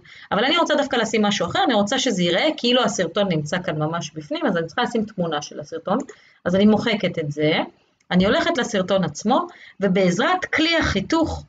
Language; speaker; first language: Hebrew; native; Hebrew